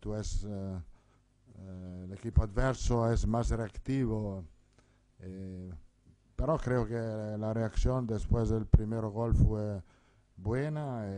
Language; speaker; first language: Spanish; non-native, fluent; Italian